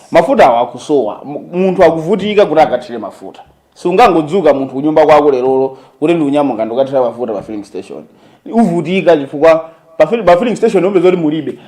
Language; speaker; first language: Nyanja; native; Nyanja